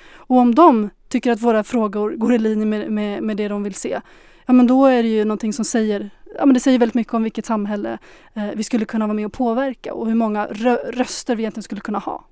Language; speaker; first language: Swedish; early bilingual, other home language; Arabic